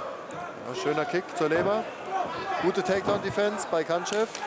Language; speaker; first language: German; native; German